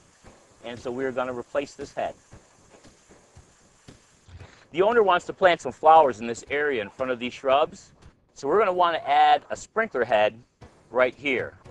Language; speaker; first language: English; native; English